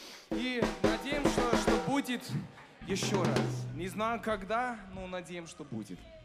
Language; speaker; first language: Russian; non-native, learner; English